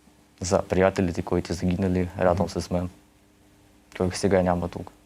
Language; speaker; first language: Bulgarian; early bilingual, heritage; Russian